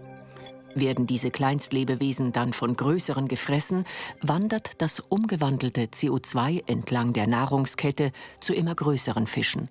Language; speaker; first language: German; native; German